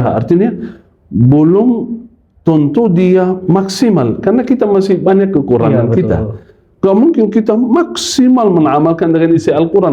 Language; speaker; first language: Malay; non-native, fluent; Arabic